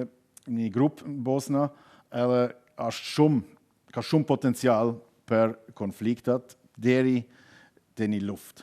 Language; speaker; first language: Albanian; non-native, learner; German